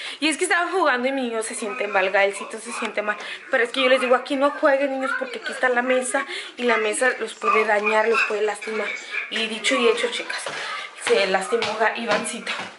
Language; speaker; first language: Spanish; native; Spanish